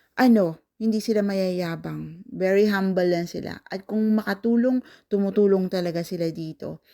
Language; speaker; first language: Filipino; non-native, local second language; Cebuano